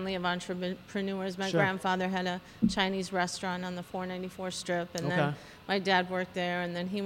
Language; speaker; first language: English; native; English